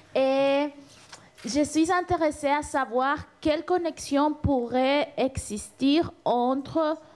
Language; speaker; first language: French; non-native, fluent; Spanish